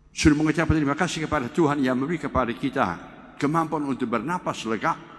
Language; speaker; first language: Malay; non-native, fluent; Dutch